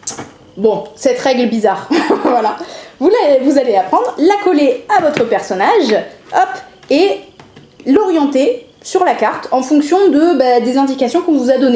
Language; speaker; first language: French; native; French